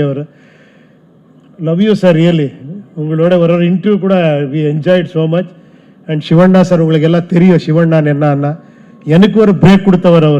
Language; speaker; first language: Tamil; non-native, learner; Kannada